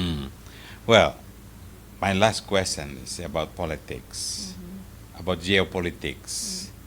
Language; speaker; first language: English; non-native, fluent; Indonesian